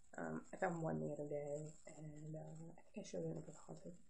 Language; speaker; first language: English; native; English